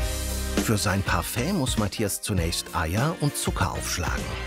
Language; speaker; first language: German; native; German